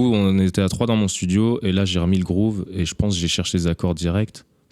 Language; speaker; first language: French; native; French